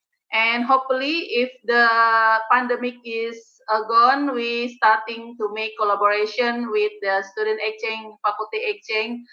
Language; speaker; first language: English; non-native, learner; Indonesian